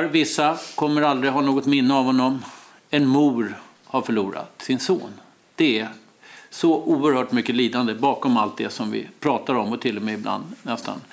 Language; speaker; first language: Swedish; native; Swedish